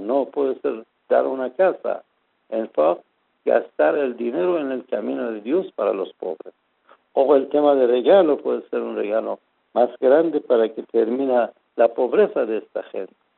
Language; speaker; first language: Spanish; non-native, fluent; Persian